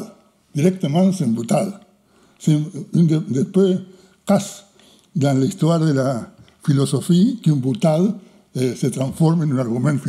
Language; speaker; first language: French; non-native, fluent; Spanish